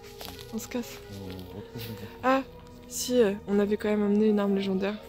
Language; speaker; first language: French; native; French